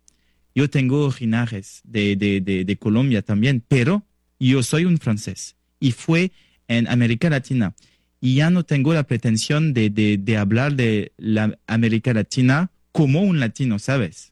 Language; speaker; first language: Spanish; non-native, learner; French